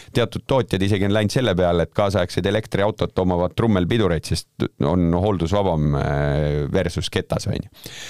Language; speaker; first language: Estonian; native; Estonian